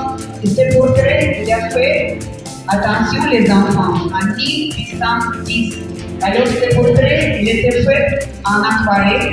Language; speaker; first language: French; non-native, fluent; Russian